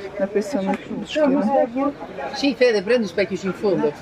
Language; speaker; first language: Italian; non-native, learner; Ukrainian